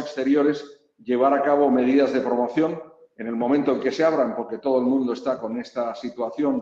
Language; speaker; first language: Spanish; native; Spanish